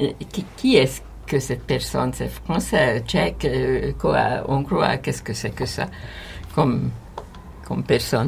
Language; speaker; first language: French; non-native, fluent; Hungarian